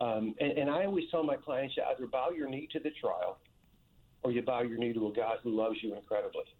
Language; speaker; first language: English; native; English